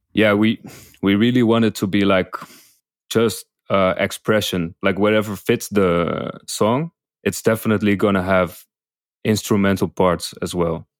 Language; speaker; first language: English; non-native, fluent; Dutch